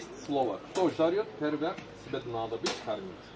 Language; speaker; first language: Russian; non-native, learner; Turkish